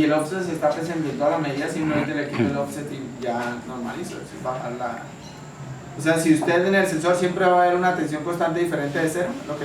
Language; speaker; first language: Spanish; native; Spanish